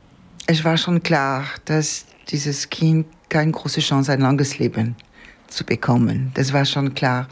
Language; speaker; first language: German; non-native, fluent; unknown